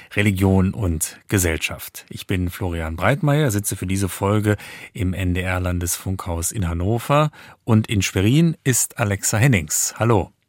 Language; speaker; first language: German; native; German